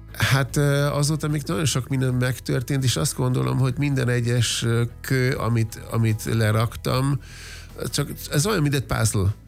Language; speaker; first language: Hungarian; non-native, fluent; German